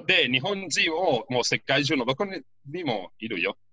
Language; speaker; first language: Japanese; non-native, fluent; Spanish